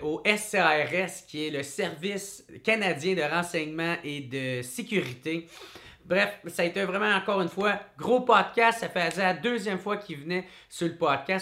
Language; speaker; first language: French; native; French